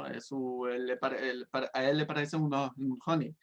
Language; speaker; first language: Spanish; non-native, fluent; French